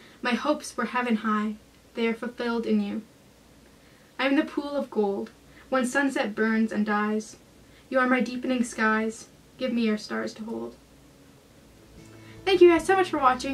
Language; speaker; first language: English; native; English